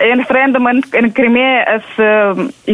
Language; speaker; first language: Spanish; non-native, fluent; Ukrainian